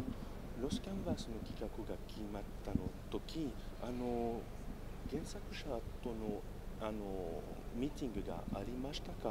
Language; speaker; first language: Japanese; non-native, fluent; French